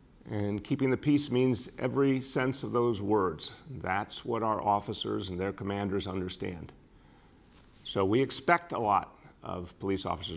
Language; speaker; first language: English; native; English